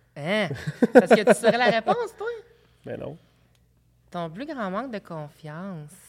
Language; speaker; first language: French; native; French